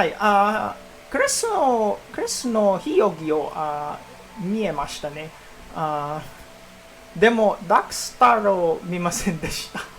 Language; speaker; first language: Japanese; non-native, learner; Filipino